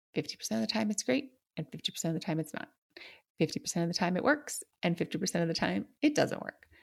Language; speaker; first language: English; native; English